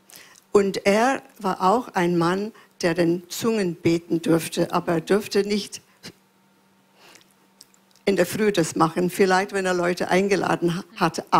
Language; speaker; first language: German; non-native, fluent; English